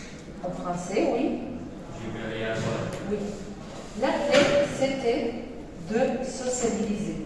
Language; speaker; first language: French; non-native, fluent; Spanish